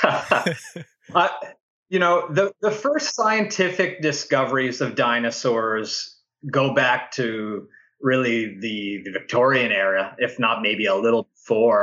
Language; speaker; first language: English; native; English